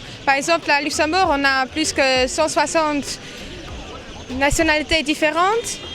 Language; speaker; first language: French; non-native, local second language; Luxembourgish